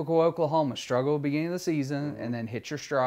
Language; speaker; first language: English; native; English